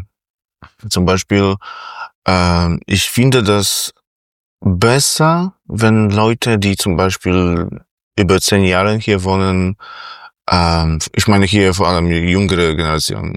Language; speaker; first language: German; non-native, fluent; Polish